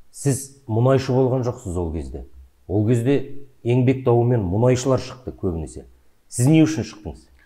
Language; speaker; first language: Kazakh; native; Kazakh